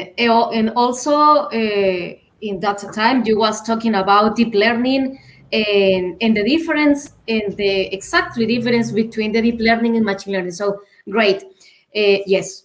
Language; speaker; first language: English; non-native, learner; Spanish